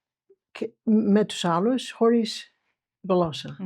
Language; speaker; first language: Greek; non-native, fluent; English